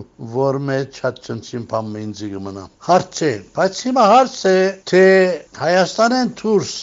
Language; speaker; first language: Armenian; native; Armenian